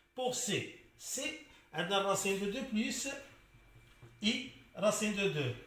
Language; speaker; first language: French; non-native, local second language; Arabic